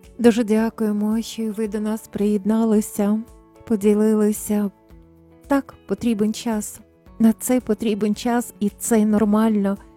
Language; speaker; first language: Ukrainian; native; Ukrainian